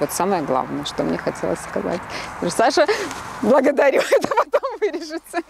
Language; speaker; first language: Russian; native; Russian